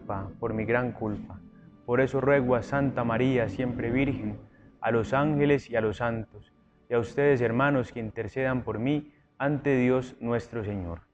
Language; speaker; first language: Spanish; native; Spanish